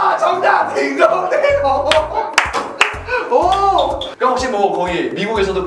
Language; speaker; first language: Korean; native; Korean